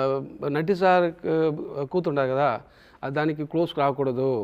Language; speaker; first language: Telugu; non-native, local second language; Tamil